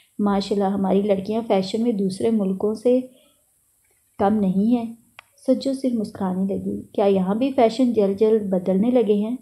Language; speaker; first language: Urdu; native; Urdu